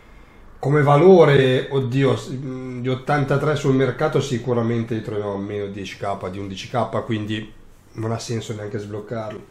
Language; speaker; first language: Italian; native; Italian